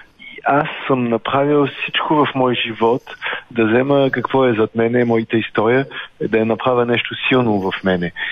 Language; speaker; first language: Bulgarian; early bilingual, heritage; Bulgarian